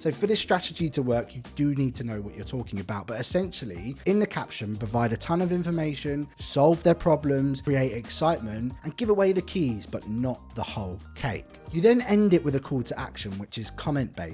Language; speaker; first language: English; native; English